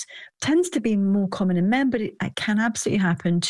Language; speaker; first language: English; native; English